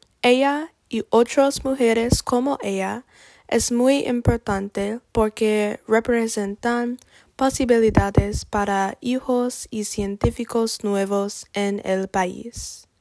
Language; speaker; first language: Spanish; non-native, learner; English